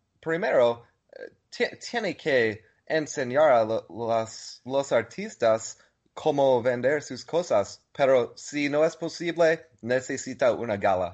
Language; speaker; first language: Spanish; non-native, learner; English